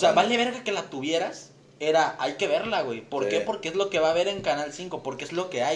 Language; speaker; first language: Spanish; native; Spanish